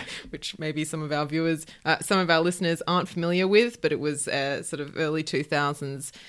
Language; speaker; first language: English; native; English